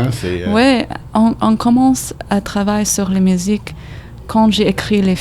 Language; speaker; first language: French; non-native, learner; English